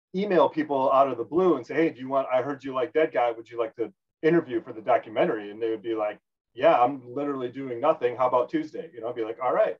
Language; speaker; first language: English; native; English